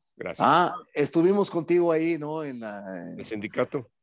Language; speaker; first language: Spanish; native; Spanish